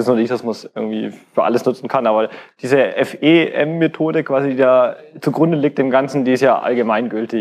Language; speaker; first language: German; native; German